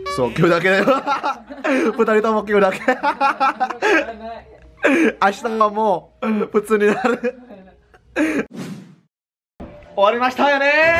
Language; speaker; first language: Japanese; non-native, fluent; Indonesian